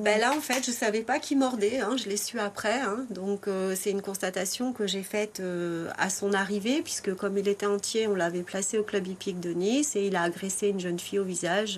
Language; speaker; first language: French; native; French